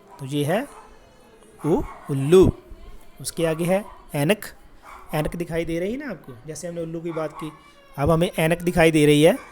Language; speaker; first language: Hindi; non-native, local second language; Punjabi